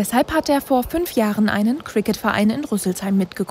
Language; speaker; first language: German; native; German